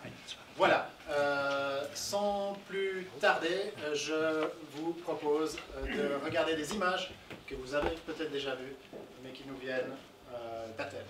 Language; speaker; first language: French; native; French